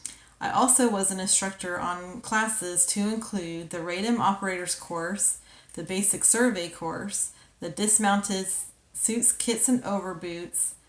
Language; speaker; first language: English; native; English